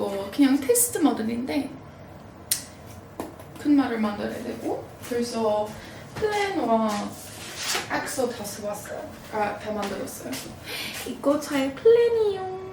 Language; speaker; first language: Korean; non-native, fluent; English